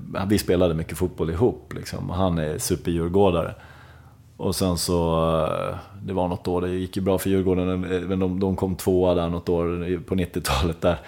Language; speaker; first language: Swedish; native; Swedish